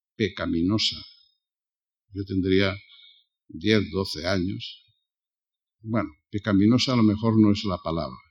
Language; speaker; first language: Spanish; native; Spanish